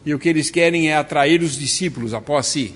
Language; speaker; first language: Portuguese; native; Portuguese